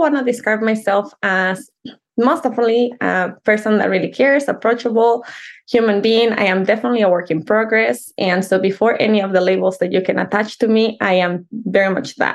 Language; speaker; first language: English; non-native, fluent; Spanish